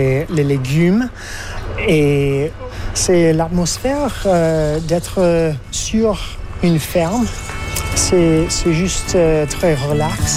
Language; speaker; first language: French; non-native, fluent; English